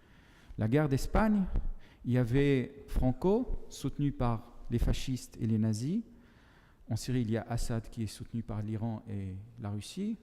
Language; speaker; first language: French; non-native, fluent; Arabic